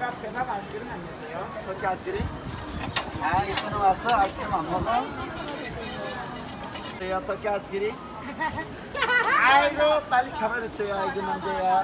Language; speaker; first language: Korean; non-native, learner; Turkish